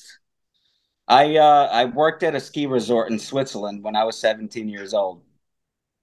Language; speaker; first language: English; non-native, fluent; Portuguese